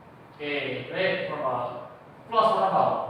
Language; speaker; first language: English; non-native, learner; Indonesian